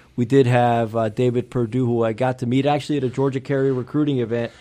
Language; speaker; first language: English; early bilingual, other home language; Spanish